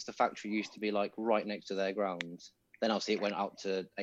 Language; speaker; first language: English; native; English